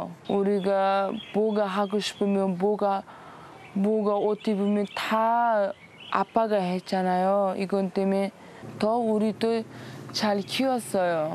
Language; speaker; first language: Korean; non-native, learner; Uzbek